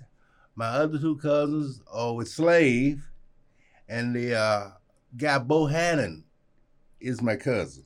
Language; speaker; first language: English; native; English